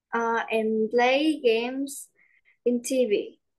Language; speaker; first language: English; non-native, learner; Vietnamese